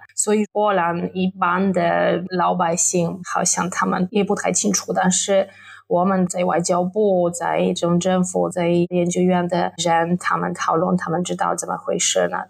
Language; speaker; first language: Chinese; non-native, fluent; Polish